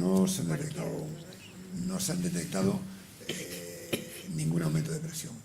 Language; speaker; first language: Spanish; native; Spanish